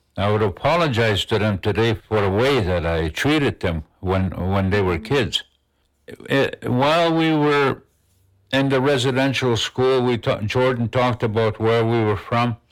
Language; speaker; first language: English; non-native, local second language; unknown